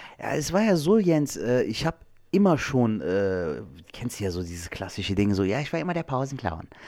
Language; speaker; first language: German; early bilingual, other home language; Turkish